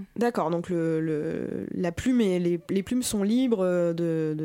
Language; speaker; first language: French; non-native, fluent; Russian